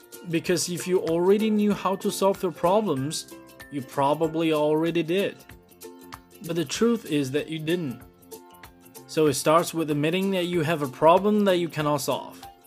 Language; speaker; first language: English; non-native, fluent; Chinese